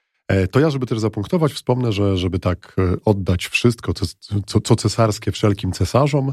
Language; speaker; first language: Polish; native; Polish